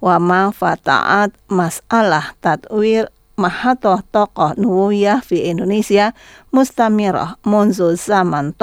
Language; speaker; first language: Arabic; non-native, learner; Indonesian